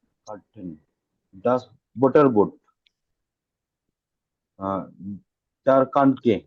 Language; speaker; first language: German; non-native, learner; Bangla